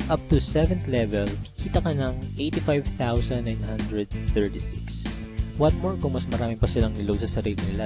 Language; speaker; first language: Filipino; native; Filipino